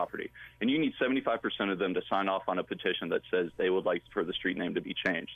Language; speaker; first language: English; native; English